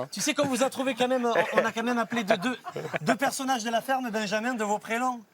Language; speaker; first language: French; native; French